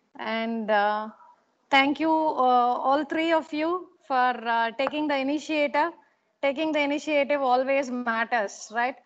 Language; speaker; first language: English; non-native, local second language; Tamil